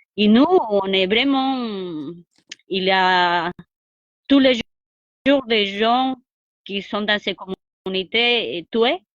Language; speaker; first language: French; non-native, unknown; Spanish